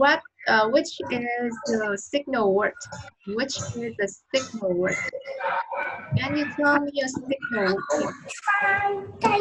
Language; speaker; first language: English; non-native, learner; Vietnamese